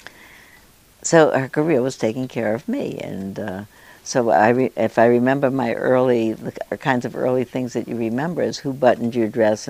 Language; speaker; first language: English; early bilingual, other home language; Yiddish